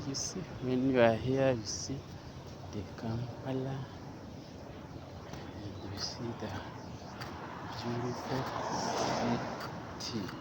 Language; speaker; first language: English; non-native, learner; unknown